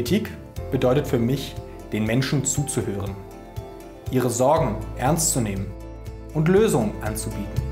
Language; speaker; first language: German; early bilingual, other home language; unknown